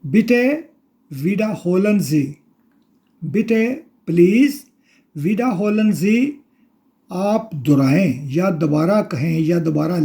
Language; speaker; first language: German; non-native, fluent; Urdu